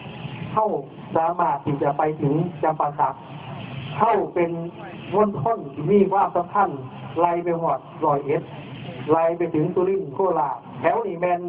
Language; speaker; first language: Thai; non-native, local second language; Lao